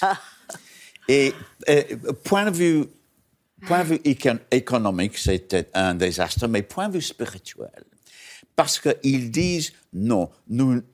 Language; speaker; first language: French; non-native, learner; English